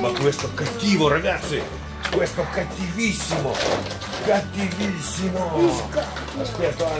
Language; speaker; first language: Italian; non-native, fluent; Russian